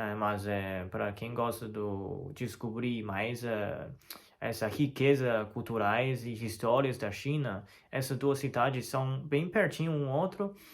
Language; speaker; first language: Portuguese; non-native, fluent; Chinese